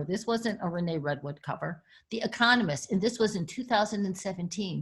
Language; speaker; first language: English; native; English